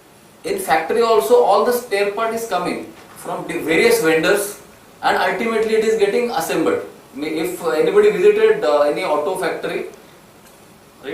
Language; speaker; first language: English; non-native, local second language; Marathi